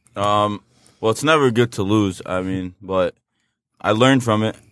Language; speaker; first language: English; native; English